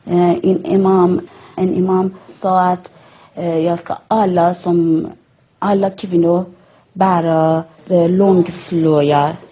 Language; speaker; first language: Swedish; non-native, learner; Persian